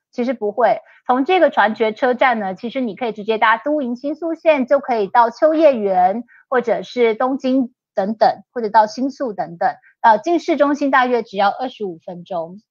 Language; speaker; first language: Chinese; native; Chinese